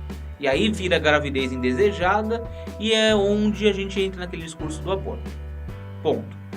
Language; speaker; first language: Portuguese; native; Portuguese